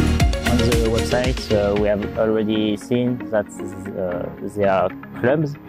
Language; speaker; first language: English; non-native, learner; French